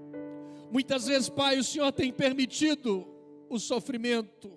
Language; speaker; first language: Portuguese; native; Portuguese